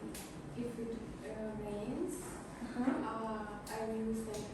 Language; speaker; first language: English; non-native, learner; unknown